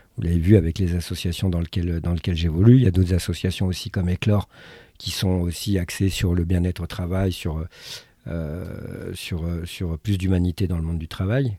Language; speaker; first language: French; early bilingual, other home language; Arabic